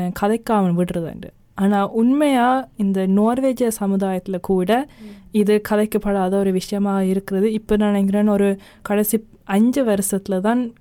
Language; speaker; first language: Tamil; early bilingual, heritage; Tamil